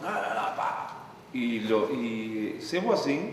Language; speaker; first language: French; non-native, learner; Spanish